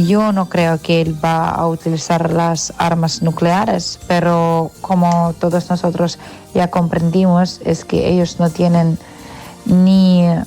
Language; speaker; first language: Spanish; non-native, fluent; Ukrainian